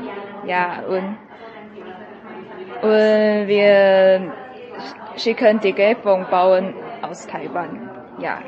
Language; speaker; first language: German; non-native, learner; Chinese